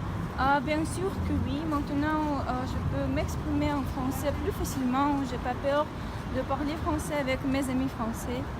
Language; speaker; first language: French; non-native, fluent; Russian